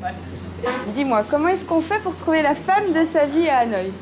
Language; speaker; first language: French; native; French